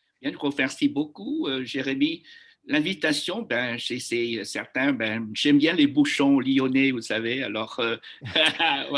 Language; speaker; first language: French; non-native, fluent; Vietnamese